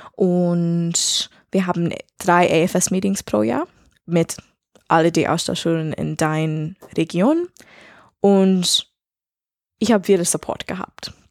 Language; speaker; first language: German; non-native, learner; English